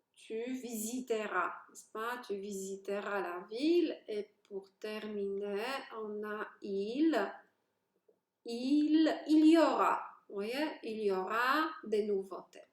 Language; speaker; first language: French; non-native, fluent; Polish